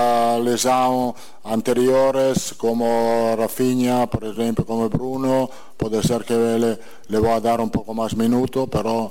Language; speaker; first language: Portuguese; non-native, learner; Italian